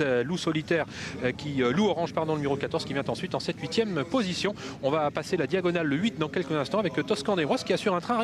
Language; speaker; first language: French; native; French